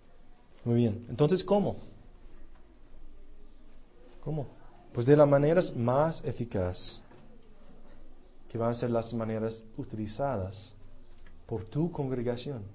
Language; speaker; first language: Spanish; non-native, fluent; English